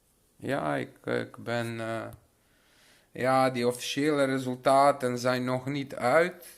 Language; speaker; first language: Dutch; non-native, local second language; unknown